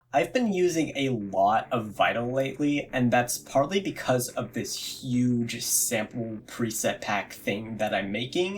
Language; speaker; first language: English; native; English